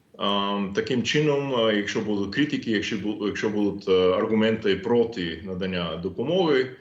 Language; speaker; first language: Ukrainian; non-native, fluent; English